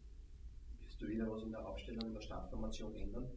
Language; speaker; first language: German; native; German